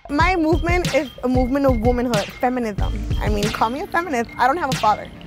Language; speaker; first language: English; native; English